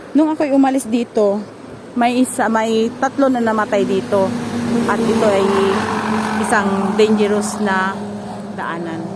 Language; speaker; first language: Filipino; non-native, local second language; Cebuano